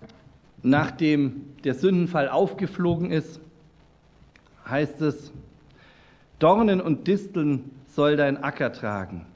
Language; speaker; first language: German; native; German